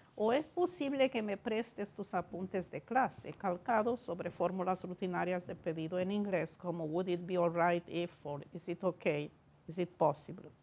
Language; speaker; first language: Spanish; non-native, fluent; Romanian